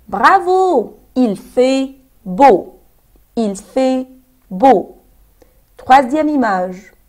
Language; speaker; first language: French; non-native, fluent; Arabic